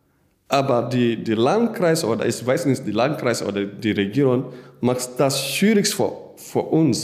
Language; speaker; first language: German; non-native, learner; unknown